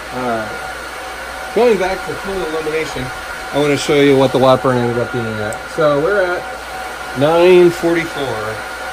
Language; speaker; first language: English; native; English